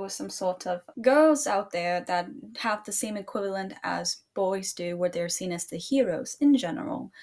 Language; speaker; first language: English; early bilingual, other home language; Spanish